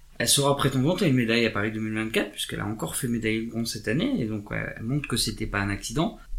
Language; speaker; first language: French; native; French